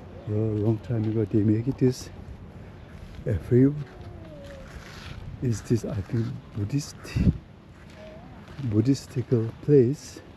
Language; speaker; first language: English; non-native, learner; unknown